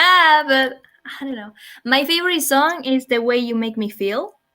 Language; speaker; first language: English; non-native, learner; Spanish